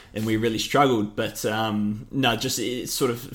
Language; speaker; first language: English; native; English